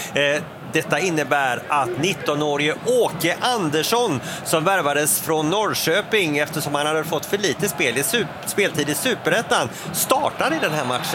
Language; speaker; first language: Swedish; native; Swedish